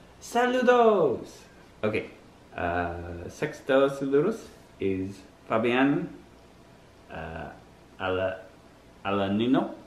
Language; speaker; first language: Spanish; non-native, learner; English